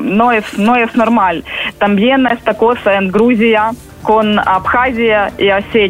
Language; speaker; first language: Spanish; non-native, learner; Ukrainian